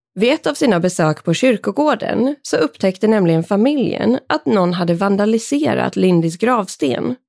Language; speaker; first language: Swedish; native; Swedish